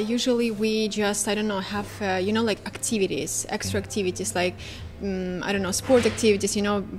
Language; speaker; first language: English; non-native, fluent; Ukrainian